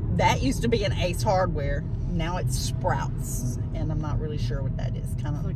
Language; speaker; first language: English; native; English